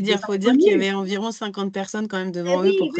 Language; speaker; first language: French; native; French